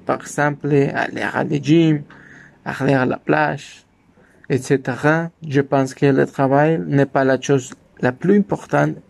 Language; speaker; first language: French; non-native, learner; Spanish